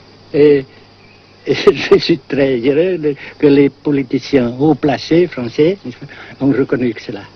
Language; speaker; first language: French; non-native, local second language; Vietnamese